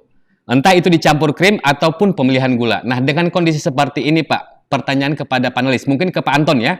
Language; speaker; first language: Indonesian; native; Indonesian